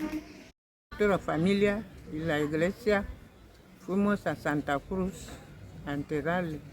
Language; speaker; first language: Spanish; non-native, learner; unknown